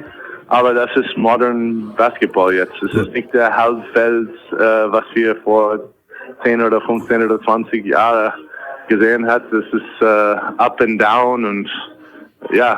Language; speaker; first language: German; non-native, fluent; English